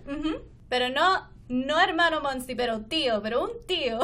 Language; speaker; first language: Spanish; non-native, fluent; English